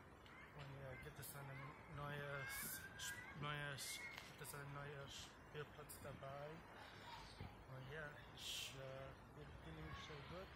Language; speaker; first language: German; non-native, fluent; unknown